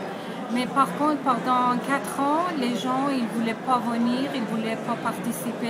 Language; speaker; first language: French; non-native, fluent; Persian